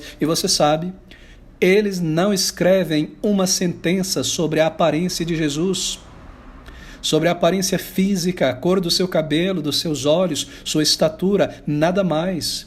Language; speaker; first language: Portuguese; native; Portuguese